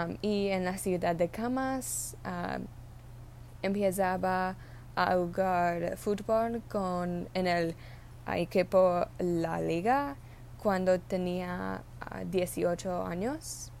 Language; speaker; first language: Spanish; non-native, learner; English